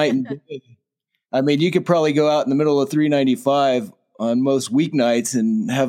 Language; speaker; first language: English; native; English